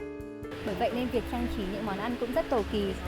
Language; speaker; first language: Vietnamese; native; Vietnamese